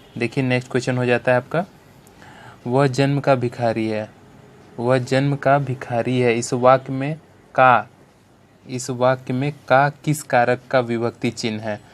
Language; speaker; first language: Hindi; native; Hindi